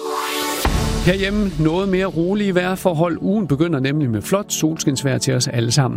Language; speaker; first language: Danish; native; Danish